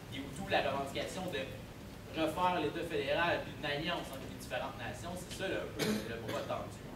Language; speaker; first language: French; native; French